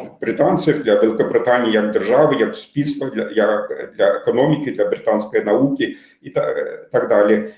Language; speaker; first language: Ukrainian; non-native, fluent; German